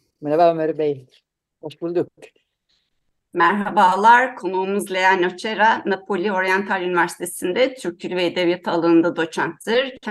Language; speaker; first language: Turkish; non-native, learner; Italian